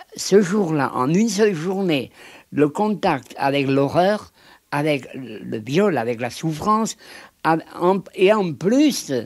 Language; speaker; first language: French; native; French